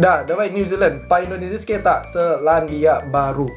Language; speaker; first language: Russian; non-native, learner; Indonesian